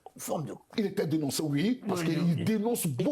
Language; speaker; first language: French; non-native, local second language; Bambara